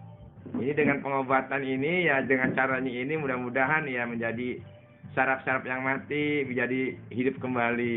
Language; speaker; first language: Indonesian; native; Indonesian